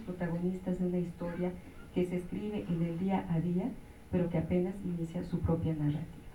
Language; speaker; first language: Spanish; native; Spanish